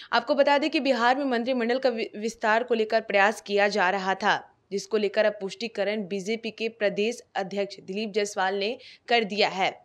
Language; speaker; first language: Hindi; native; Hindi